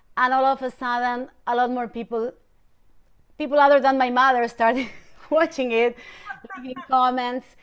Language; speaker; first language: English; non-native, fluent; Spanish